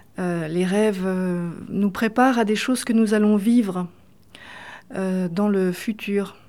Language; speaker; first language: French; native; French